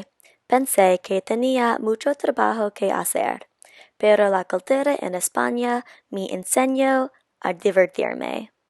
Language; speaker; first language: Spanish; non-native, learner; English